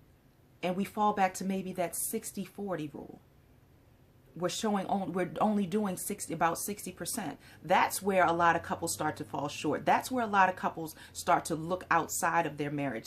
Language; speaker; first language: English; native; English